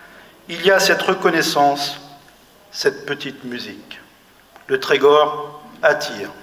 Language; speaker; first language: French; native; French